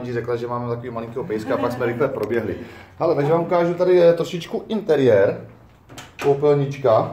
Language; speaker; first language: Czech; native; Czech